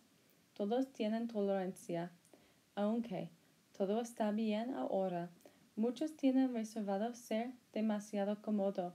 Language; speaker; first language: Spanish; non-native, learner; English